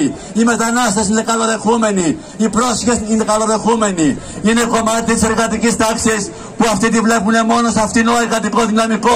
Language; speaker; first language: Greek; native; Greek